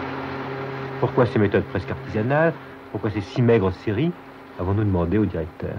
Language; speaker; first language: French; native; French